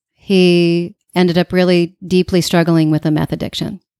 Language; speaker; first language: English; native; English